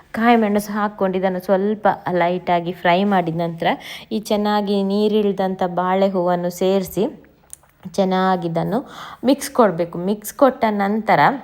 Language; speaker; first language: Kannada; native; Kannada